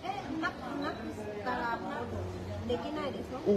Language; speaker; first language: Japanese; non-native, learner; Vietnamese